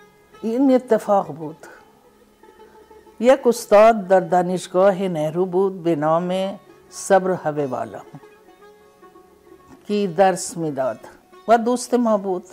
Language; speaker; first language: Persian; non-native, fluent; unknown